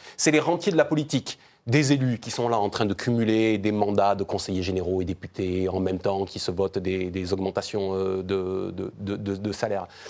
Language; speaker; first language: French; native; French